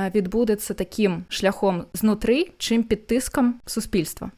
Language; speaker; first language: Ukrainian; non-native, fluent; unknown